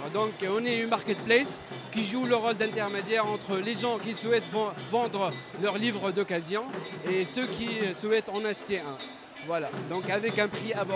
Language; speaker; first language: French; non-native, local second language; Arabic